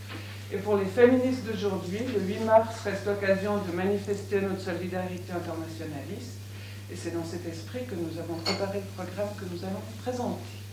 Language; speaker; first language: French; native; French